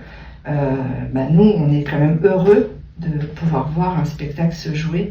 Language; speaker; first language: French; native; French